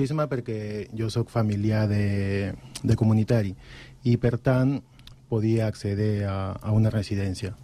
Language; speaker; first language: Catalan; non-native, learner; Spanish